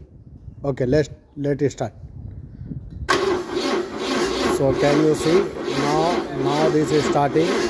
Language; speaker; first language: English; non-native, learner; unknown